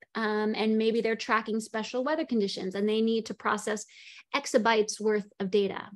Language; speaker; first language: English; native; English